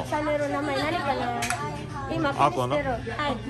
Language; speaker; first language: Japanese; non-native, learner; Filipino